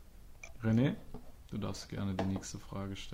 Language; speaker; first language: German; native; German